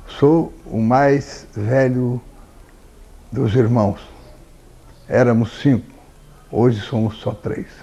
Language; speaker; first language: Portuguese; native; Portuguese